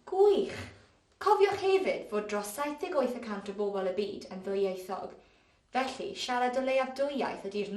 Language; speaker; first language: Welsh; non-native, local second language; English